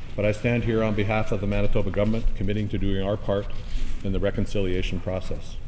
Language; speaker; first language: English; native; English